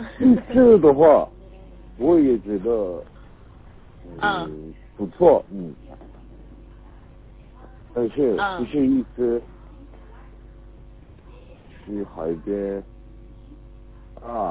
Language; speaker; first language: Chinese; non-native, learner; Korean